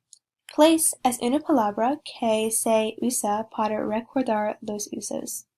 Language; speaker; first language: Spanish; non-native, learner; English